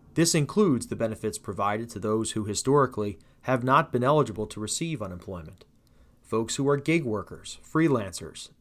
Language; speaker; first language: English; native; English